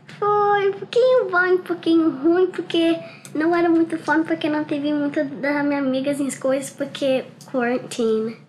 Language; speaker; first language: Portuguese; early bilingual, heritage; English